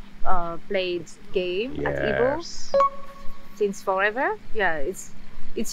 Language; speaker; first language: English; non-native, fluent; French